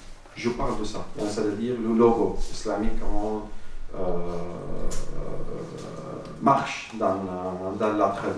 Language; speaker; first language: French; non-native, learner; Arabic